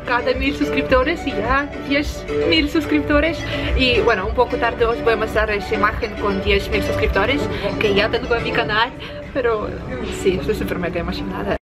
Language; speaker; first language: Spanish; non-native, learner; Russian